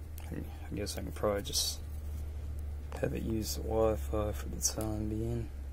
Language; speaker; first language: English; native; English